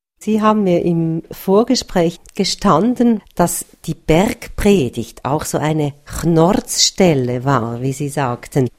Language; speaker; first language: German; native; German